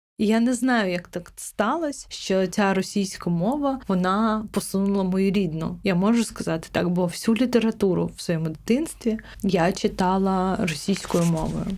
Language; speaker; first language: Ukrainian; non-native, local second language; Crimean Tatar